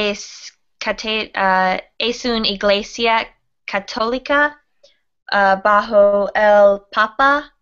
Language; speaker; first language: Spanish; non-native, learner; English